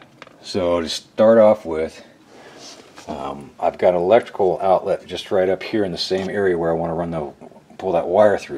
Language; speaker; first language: English; native; English